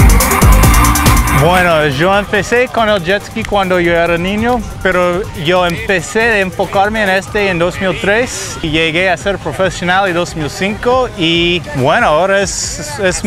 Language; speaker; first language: Spanish; non-native, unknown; English